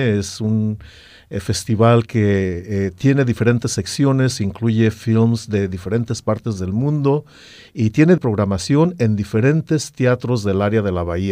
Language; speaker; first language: Spanish; native; Spanish